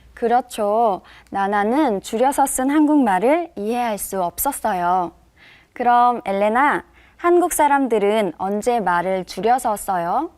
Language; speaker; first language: Korean; native; Korean